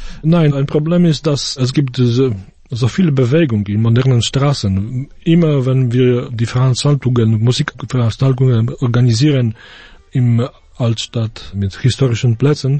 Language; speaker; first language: German; non-native, fluent; Polish